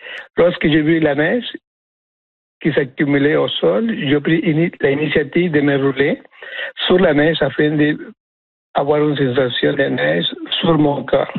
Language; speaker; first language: French; non-native, fluent; Spanish